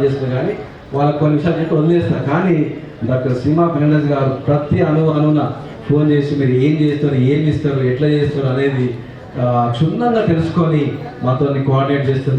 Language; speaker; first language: Telugu; native; Telugu